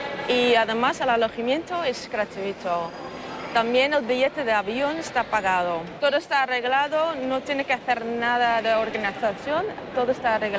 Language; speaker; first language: Spanish; non-native, fluent; Dutch